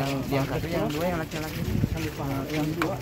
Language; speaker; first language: Indonesian; native; Indonesian